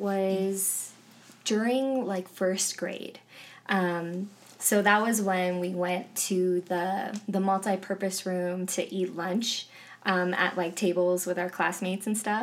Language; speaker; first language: English; native; English